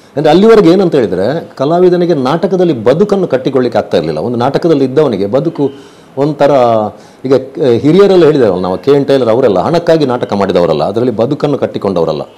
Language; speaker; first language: Kannada; non-native, local second language; Tulu